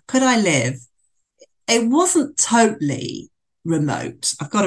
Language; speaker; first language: English; native; English